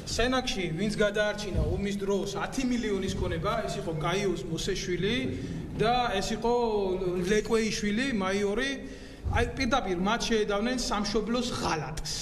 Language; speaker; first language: Georgian; native; Georgian